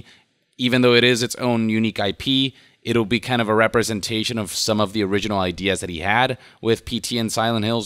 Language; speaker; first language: English; native; English